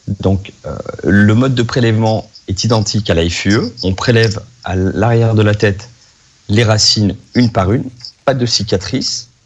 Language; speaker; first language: French; native; French